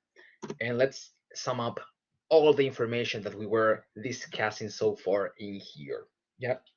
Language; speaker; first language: English; non-native, fluent; Spanish